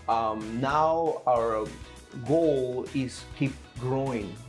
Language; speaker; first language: English; non-native, learner; Spanish